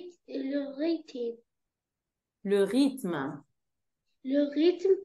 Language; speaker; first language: French; non-native, local second language; Arabic